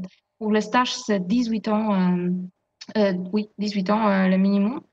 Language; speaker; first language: French; non-native, fluent; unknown